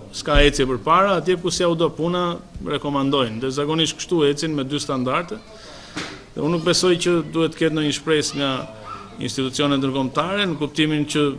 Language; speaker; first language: Albanian; native; Albanian